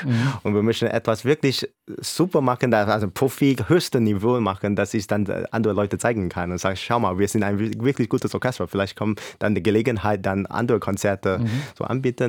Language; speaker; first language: German; non-native, fluent; English